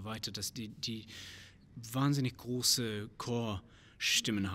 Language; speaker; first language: German; non-native, fluent; English